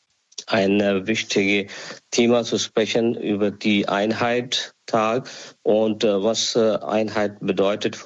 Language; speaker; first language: German; non-native, learner; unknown